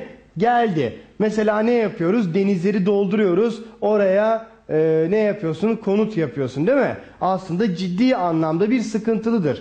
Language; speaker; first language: Turkish; native; Turkish